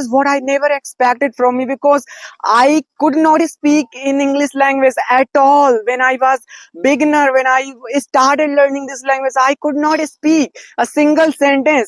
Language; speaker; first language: English; non-native, learner; Hindi